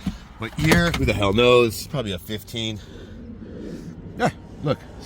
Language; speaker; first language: English; native; English